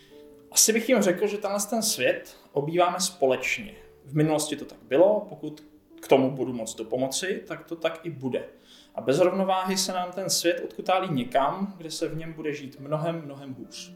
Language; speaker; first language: Czech; native; Czech